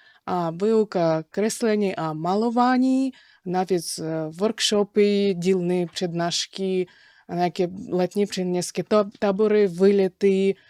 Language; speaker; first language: Czech; non-native, fluent; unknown